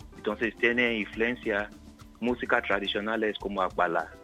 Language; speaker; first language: Spanish; non-native, learner; Yoruba